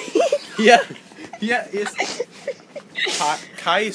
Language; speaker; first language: German; non-native, learner; Danish